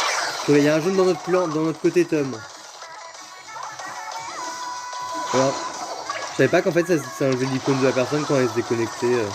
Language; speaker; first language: French; native; French